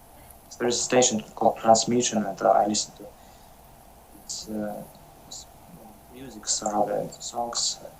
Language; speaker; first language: English; non-native, learner; Russian